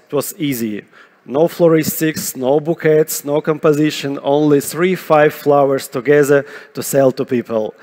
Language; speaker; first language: English; non-native, fluent; Russian